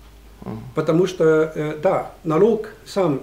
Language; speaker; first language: Russian; non-native, fluent; Estonian